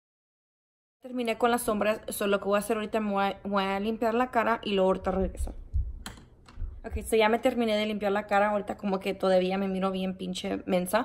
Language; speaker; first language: Spanish; early bilingual, heritage; Spanish